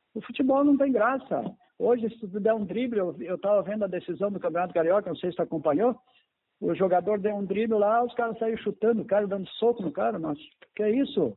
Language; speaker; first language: Portuguese; native; Portuguese